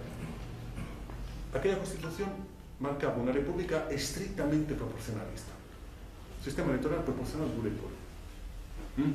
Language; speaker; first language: Spanish; non-native, fluent; Italian